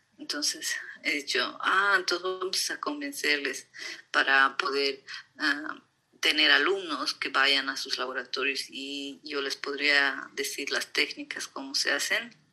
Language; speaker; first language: Spanish; native; Spanish